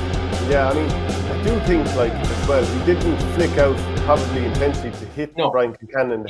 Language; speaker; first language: English; native; English